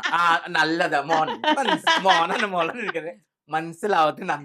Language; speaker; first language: Malayalam; non-native, fluent; Assamese